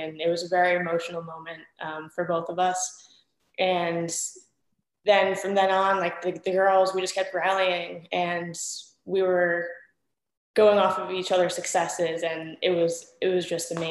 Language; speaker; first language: English; native; English